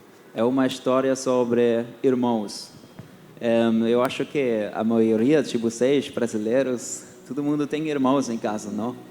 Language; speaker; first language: Portuguese; early bilingual, heritage; Portuguese